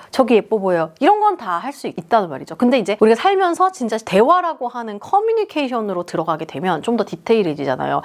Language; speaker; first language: Korean; native; Korean